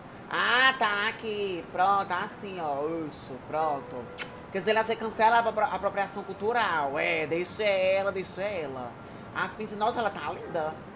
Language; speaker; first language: Portuguese; native; Portuguese